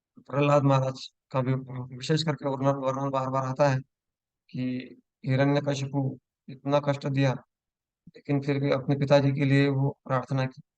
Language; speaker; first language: Hindi; non-native, local second language; Marathi